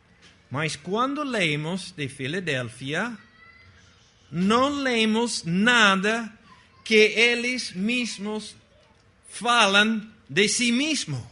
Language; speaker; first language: Portuguese; non-native, fluent; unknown